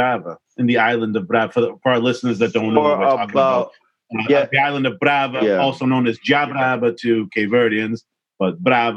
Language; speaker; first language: English; non-native, fluent; Kabuverdianu